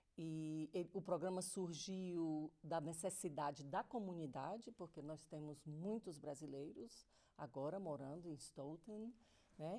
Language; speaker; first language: Portuguese; native; Portuguese